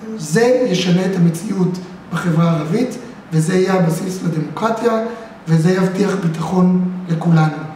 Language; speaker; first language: Hebrew; native; Hebrew